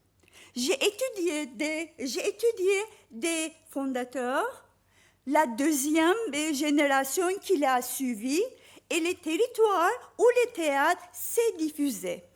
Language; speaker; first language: French; non-native, fluent; Turkish